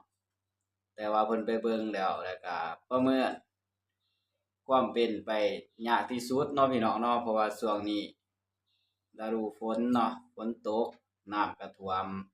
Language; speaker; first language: Thai; non-native, local second language; Lao